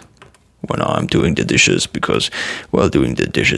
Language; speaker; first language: English; non-native, fluent; German